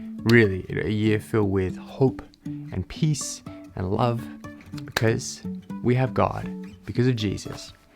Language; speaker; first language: English; native; English